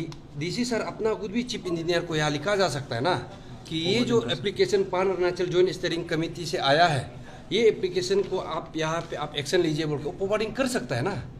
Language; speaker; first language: Hindi; non-native, local second language; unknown